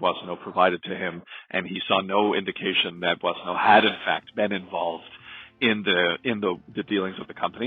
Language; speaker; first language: English; native; English